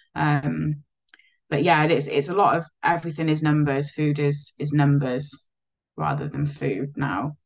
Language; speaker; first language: English; native; English